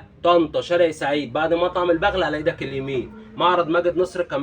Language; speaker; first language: Arabic; native; Arabic